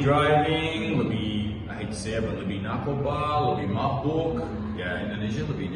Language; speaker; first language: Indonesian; non-native, learner; English